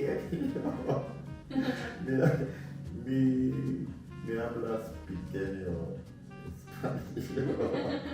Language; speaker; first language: Spanish; non-native, learner; English